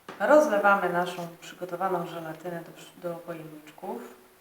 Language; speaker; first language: Polish; native; Polish